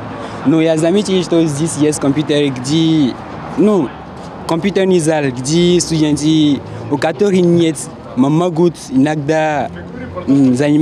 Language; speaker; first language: Russian; non-native, learner; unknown